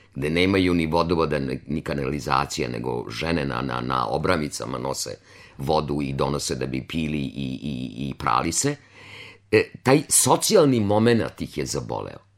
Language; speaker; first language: Serbian; native; Serbian